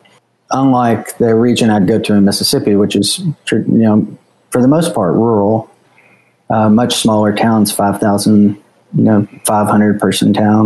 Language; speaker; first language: English; native; English